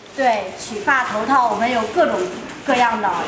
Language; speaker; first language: Chinese; native; Chinese